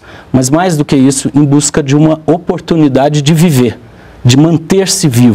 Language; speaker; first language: Portuguese; native; Portuguese